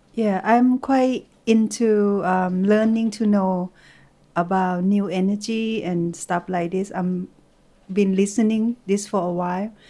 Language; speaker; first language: English; non-native, learner; Thai